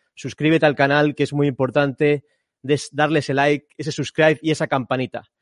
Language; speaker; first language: Spanish; native; Spanish